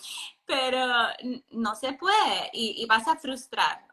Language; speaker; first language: Spanish; non-native, fluent; English